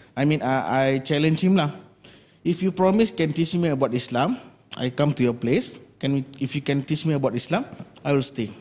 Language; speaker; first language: English; non-native, local second language; Malay